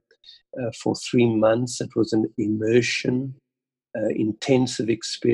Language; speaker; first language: English; native; English